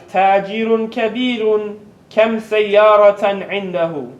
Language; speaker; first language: Arabic; non-native, fluent; English